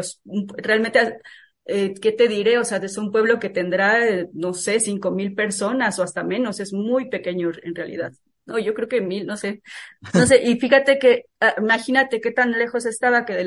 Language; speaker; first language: Spanish; native; Spanish